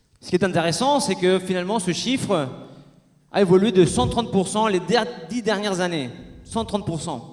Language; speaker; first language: French; non-native, fluent; Spanish